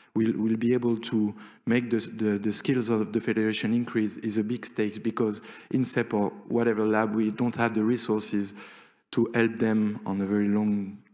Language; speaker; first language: English; non-native, fluent; French